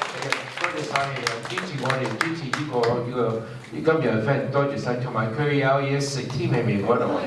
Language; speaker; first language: Cantonese; early bilingual, heritage; English